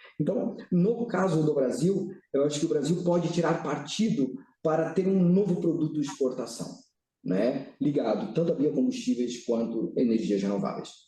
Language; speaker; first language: Portuguese; early bilingual, other home language; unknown